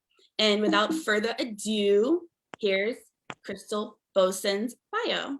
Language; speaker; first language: English; native; English